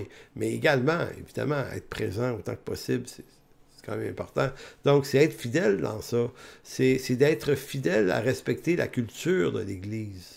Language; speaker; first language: French; native; French